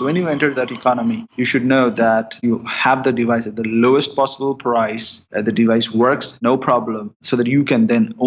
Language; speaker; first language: English; non-native, local second language; Bangla